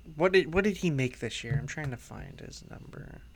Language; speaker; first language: English; native; English